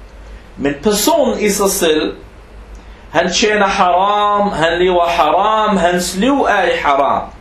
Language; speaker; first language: Danish; non-native, fluent; Arabic